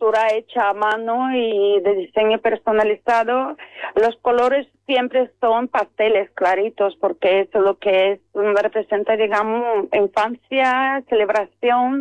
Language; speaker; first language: Spanish; non-native, fluent; Estonian